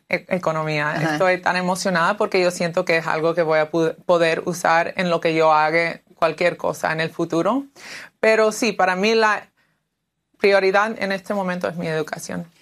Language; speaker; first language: Spanish; early bilingual, heritage; Spanish